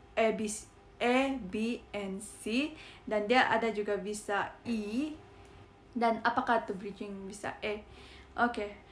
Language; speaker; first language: Malay; native; Malay